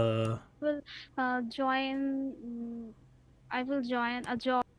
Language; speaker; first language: English; non-native, learner; Bangla